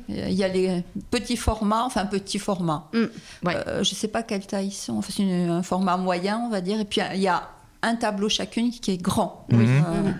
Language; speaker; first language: French; native; French